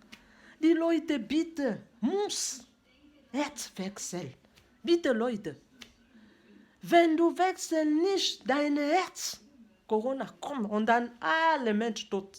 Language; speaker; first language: German; non-native, learner; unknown